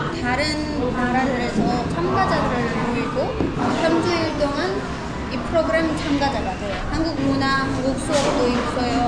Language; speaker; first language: Korean; non-native, fluent; Armenian